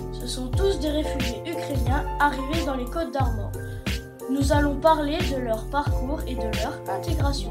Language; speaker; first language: French; native; French